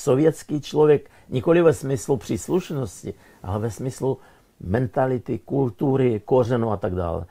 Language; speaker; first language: Czech; non-native, fluent; Russian